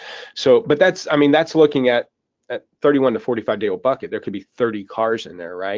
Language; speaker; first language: English; native; English